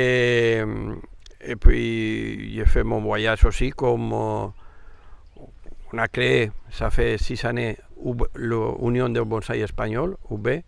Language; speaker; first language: French; non-native, fluent; Spanish